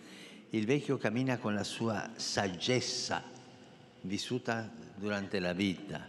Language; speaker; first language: Italian; non-native, fluent; Spanish